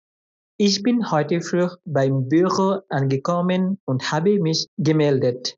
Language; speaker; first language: German; non-native, fluent; Bangla